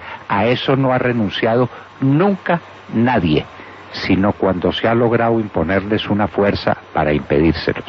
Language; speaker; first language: Spanish; native; Spanish